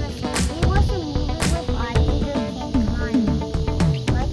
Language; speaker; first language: English; early bilingual, other home language; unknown